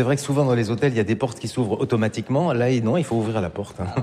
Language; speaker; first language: French; native; French